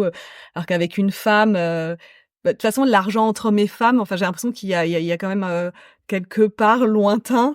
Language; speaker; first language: French; native; French